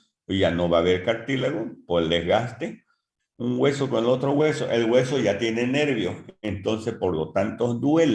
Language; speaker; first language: Spanish; native; Spanish